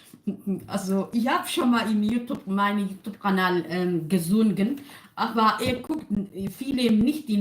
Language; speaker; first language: German; non-native, learner; Kurdish